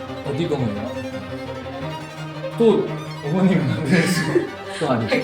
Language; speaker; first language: Korean; non-native, fluent; Chinese